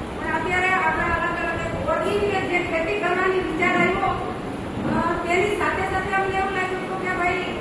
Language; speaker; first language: Gujarati; native; Gujarati